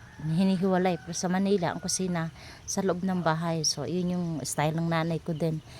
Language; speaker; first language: Filipino; non-native, local second language; Cebuano